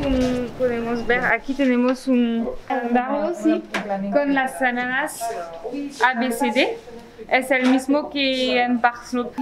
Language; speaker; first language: Spanish; non-native, fluent; French